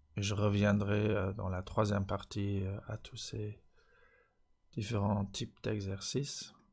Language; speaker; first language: French; non-native, local second language; Luxembourgish